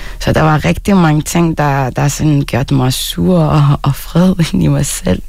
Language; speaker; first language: Danish; non-native, fluent; Arabic